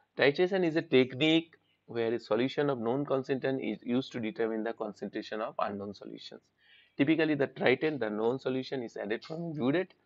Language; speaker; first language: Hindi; non-native, local second language; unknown